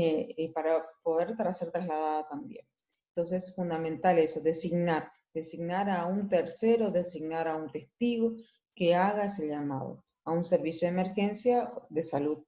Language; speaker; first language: Spanish; native; Spanish